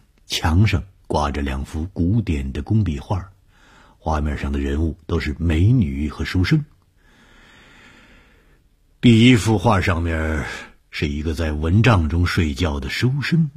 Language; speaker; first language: Chinese; native; Chinese